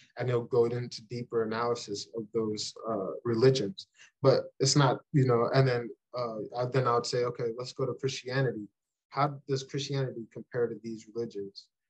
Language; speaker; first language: English; early bilingual, other home language; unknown